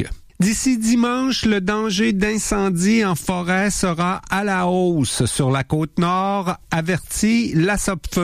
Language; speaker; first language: French; native; French